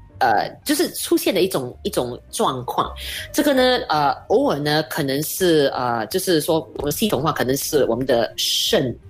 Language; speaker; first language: Chinese; native; Chinese